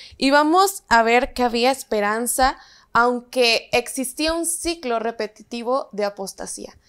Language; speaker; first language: Spanish; native; Spanish